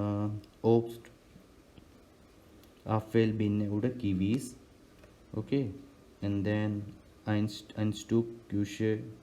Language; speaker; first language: German; non-native, learner; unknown